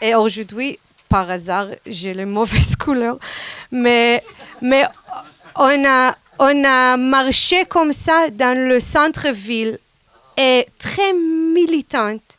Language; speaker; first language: French; non-native, fluent; Hebrew